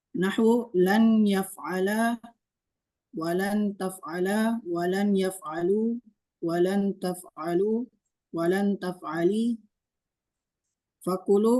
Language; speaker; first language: Arabic; non-native, learner; Indonesian